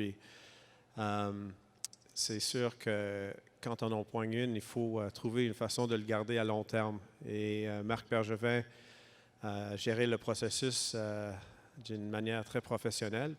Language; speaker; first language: French; non-native, local second language; English